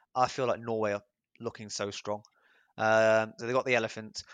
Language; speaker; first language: English; native; English